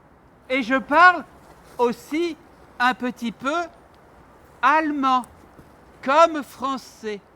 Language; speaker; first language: French; non-native, learner; Armenian